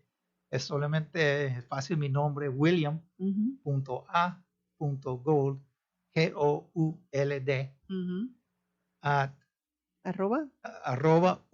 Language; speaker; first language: Spanish; non-native, fluent; English